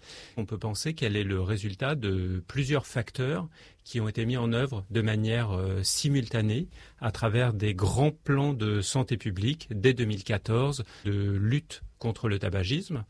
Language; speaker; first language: French; native; French